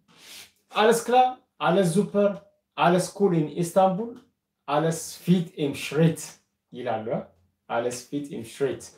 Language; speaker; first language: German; non-native, fluent; Amharic